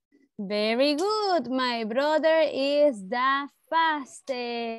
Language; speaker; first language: English; non-native, learner; Spanish